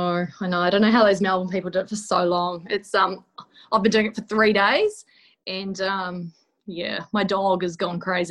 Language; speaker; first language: English; native; English